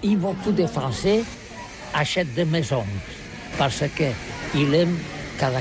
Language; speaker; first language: French; non-native, learner; Catalan